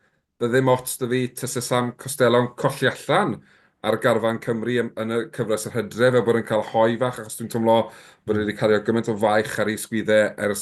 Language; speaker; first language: Welsh; native; Welsh